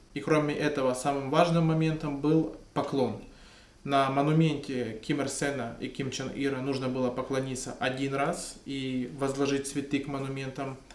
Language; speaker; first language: Russian; native; Russian